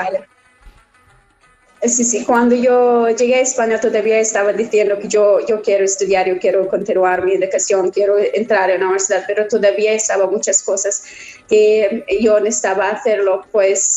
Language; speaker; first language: Spanish; non-native, learner; Persian